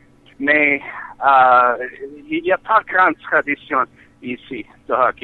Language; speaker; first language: French; non-native, learner; English